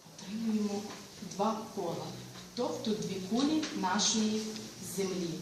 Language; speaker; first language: Ukrainian; native; Ukrainian